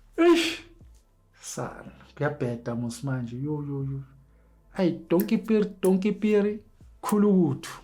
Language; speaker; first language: Zulu; native; Zulu